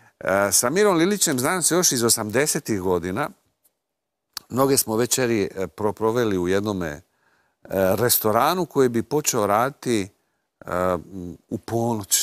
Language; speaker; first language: Croatian; native; Croatian